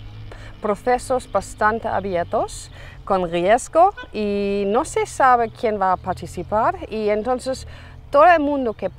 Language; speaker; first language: Spanish; non-native, fluent; German